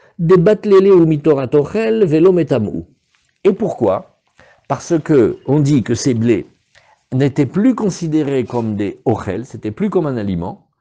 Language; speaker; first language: French; native; French